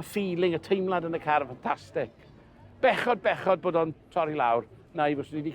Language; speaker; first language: Welsh; native; Welsh